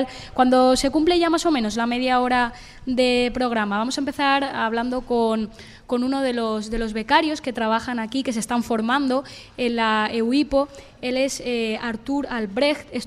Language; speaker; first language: Spanish; native; Spanish